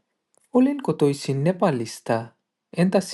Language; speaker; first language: Finnish; non-native, learner; Nepali